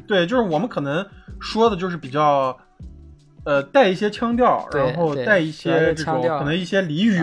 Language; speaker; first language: Chinese; native; Chinese